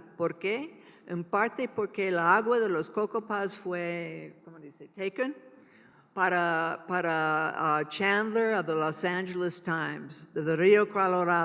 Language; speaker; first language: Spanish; non-native, learner; English